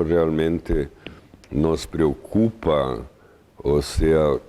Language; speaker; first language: Spanish; non-native, fluent; Portuguese